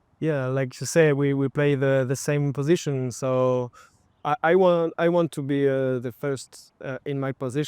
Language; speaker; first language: English; non-native, fluent; French